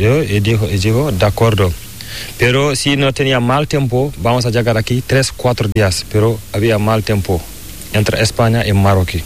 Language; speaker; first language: Spanish; non-native, learner; Fula